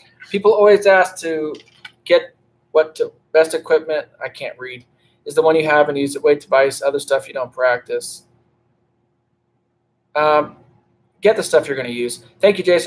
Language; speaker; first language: English; native; English